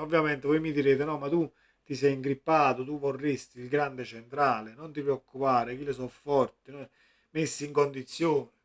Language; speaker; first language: Italian; native; Italian